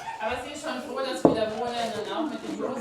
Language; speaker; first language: German; early bilingual, other home language; Turkish